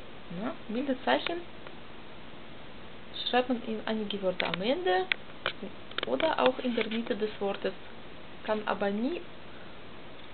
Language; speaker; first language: German; non-native, learner; Russian